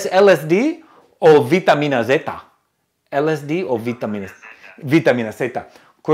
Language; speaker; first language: Spanish; non-native, fluent; English